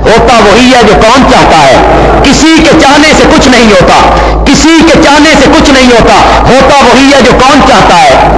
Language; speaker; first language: Urdu; non-native, local second language; Punjabi